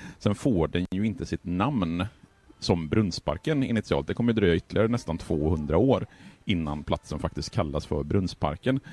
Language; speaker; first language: Swedish; native; Swedish